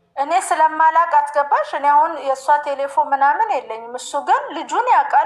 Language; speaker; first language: Amharic; native; Amharic